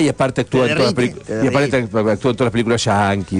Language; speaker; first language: Spanish; native; Spanish